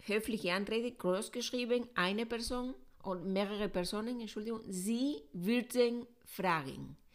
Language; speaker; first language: German; non-native, fluent; Spanish